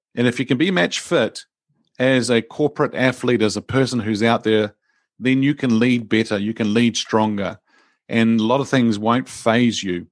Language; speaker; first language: English; native; English